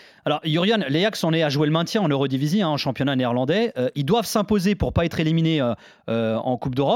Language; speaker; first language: French; native; French